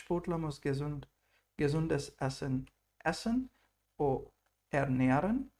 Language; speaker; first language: German; non-native, fluent; English